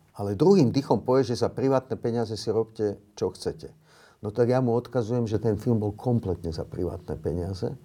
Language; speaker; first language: Slovak; native; Slovak